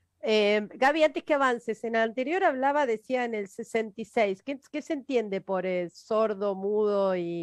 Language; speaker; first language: Spanish; native; Spanish